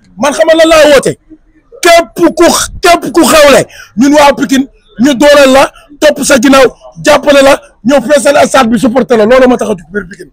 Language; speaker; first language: Wolof; native; Wolof